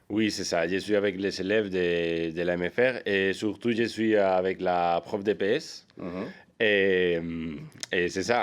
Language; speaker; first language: French; non-native, learner; Spanish